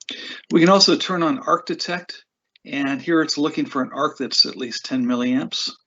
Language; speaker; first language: English; native; English